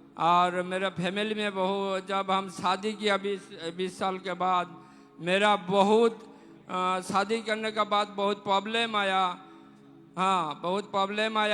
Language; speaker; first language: Hindi; non-native, local second language; Odia